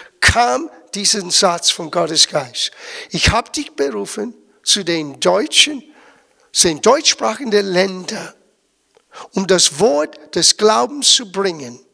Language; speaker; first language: German; non-native, fluent; English